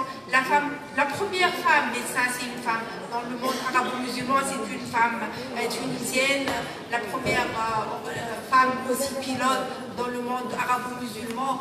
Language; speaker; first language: French; non-native, local second language; Arabic